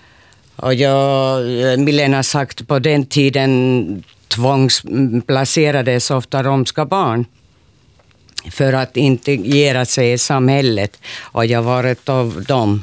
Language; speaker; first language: Swedish; non-native, local second language; Finnish